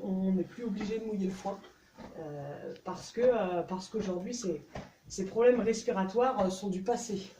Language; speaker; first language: French; native; French